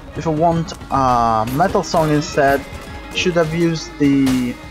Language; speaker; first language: English; non-native, fluent; Italian